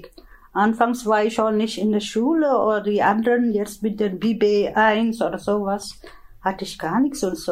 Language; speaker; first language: German; non-native, fluent; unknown